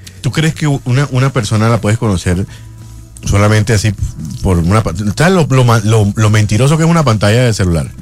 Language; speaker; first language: Spanish; native; Spanish